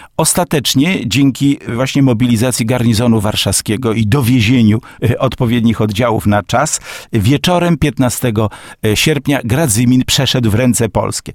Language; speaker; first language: Polish; native; Polish